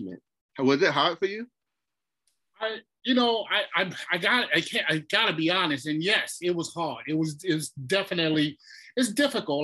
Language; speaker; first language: English; early bilingual, other home language; Tongan